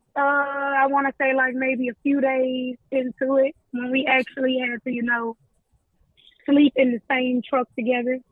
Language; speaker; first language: English; native; English